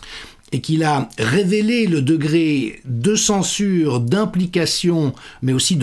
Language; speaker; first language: French; native; French